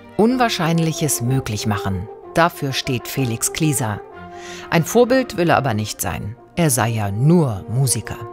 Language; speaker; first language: German; native; German